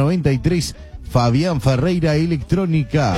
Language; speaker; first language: Spanish; native; Spanish